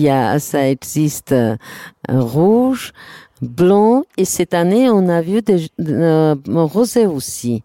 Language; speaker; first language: French; non-native, learner; Armenian